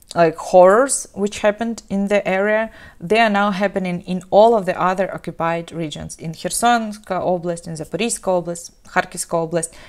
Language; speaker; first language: English; non-native, fluent; Ukrainian